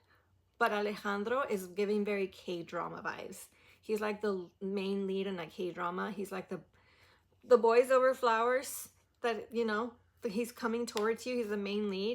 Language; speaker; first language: English; early bilingual, other home language; Spanish